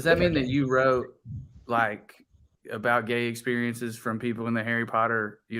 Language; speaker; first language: English; native; English